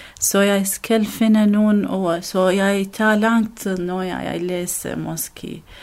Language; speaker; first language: Danish; non-native, learner; Arabic